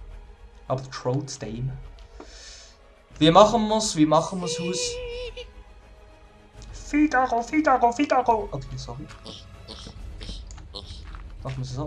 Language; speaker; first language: German; native; German